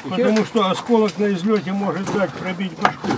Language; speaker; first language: Russian; native; Russian